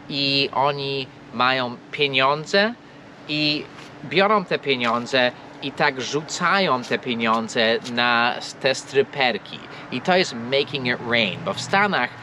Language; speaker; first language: Polish; non-native, fluent; English